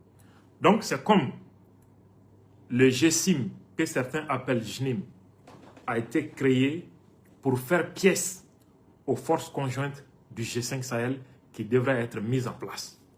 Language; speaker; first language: French; non-native, local second language; Bambara